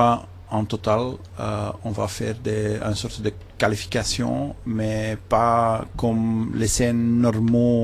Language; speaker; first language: French; non-native, local second language; Dutch